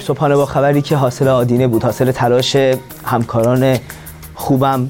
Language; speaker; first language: Persian; native; Persian